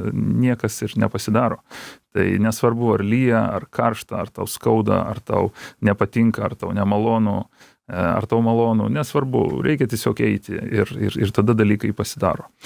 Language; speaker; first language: Lithuanian; early bilingual, other home language; Georgian